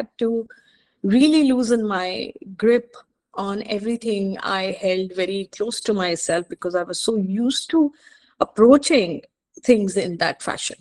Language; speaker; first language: English; non-native, local second language; Hindi